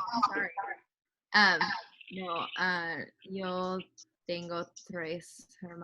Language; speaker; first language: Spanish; non-native, learner; English